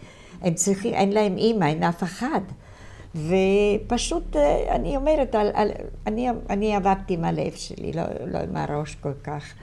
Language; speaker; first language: Hebrew; non-native, fluent; Italian